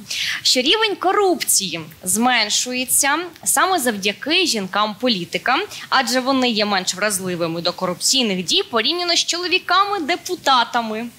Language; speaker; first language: Ukrainian; native; Ukrainian